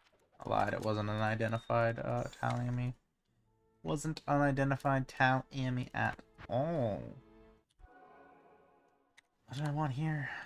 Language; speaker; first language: English; native; English